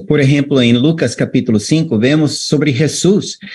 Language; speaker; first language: Portuguese; non-native, fluent; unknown